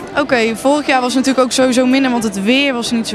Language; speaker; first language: Dutch; native; Dutch